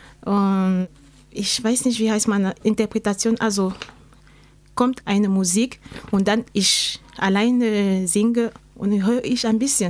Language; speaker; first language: German; non-native, learner; French